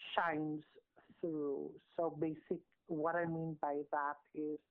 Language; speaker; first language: English; non-native, local second language; Filipino